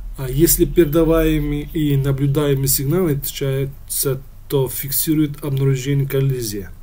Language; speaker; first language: Russian; non-native, local second language; Uzbek